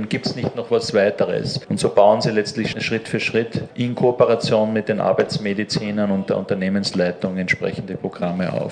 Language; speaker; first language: German; native; German